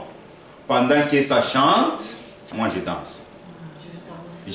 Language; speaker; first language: French; non-native, fluent; Korean